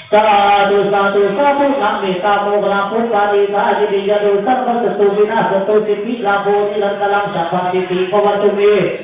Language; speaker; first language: Thai; native; Thai